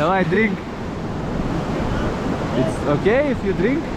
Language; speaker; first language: English; non-native, learner; Russian